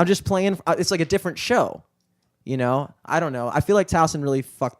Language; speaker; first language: English; native; English